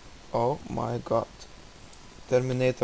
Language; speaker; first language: English; non-native, learner; Russian